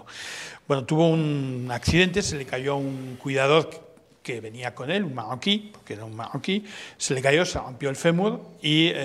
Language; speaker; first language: Spanish; native; Spanish